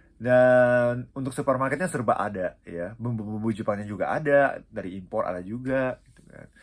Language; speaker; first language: Indonesian; non-native, fluent; Japanese